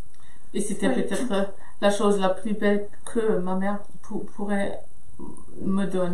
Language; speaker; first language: French; non-native, fluent; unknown